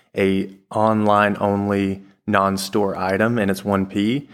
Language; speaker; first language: English; native; English